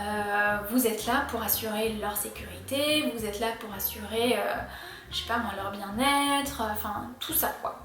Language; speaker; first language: French; native; French